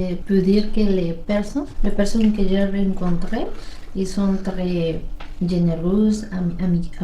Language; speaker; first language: French; non-native, learner; Spanish